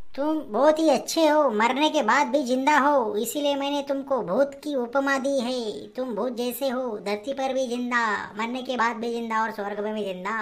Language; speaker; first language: Hindi; non-native, local second language; Marathi